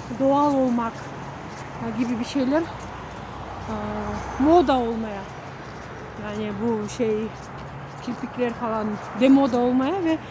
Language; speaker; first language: Turkish; non-native, learner; Kyrgyz